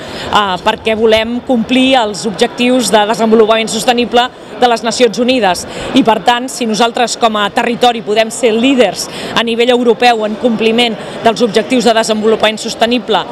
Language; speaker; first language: Catalan; native; Catalan